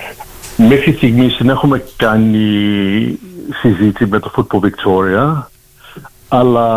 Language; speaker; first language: Greek; early bilingual, heritage; Greek